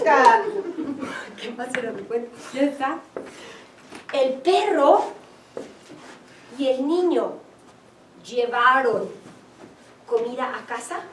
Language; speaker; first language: Spanish; non-native, fluent; English